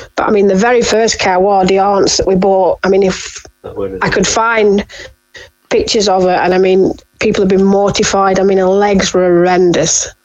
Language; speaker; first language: English; native; English